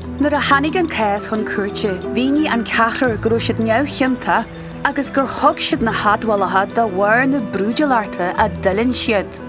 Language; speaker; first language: Irish; native; Irish